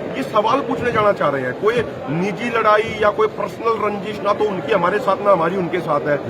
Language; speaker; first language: Hindi; native; Hindi